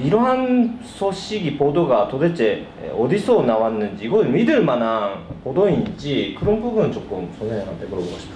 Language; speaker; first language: Korean; early bilingual, heritage; Korean